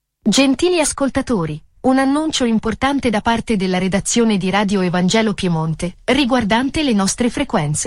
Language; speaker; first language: Italian; native; Italian